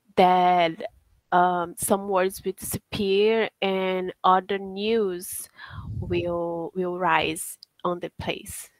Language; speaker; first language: English; non-native, learner; Portuguese